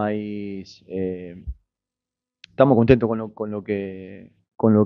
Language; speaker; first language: Spanish; native; Spanish